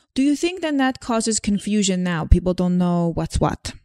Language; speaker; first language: English; non-native, fluent; Slovenian